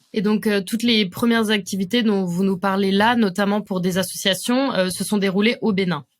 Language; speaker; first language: French; native; French